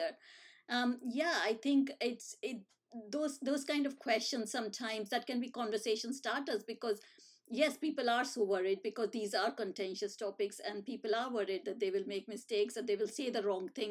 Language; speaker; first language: English; non-native, local second language; Hindi